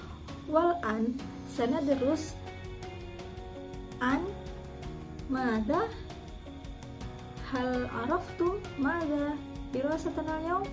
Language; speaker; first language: Arabic; non-native, learner; Indonesian